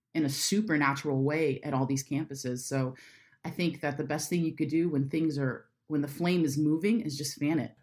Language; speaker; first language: English; native; English